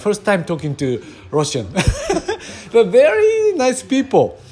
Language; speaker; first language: English; non-native, fluent; Japanese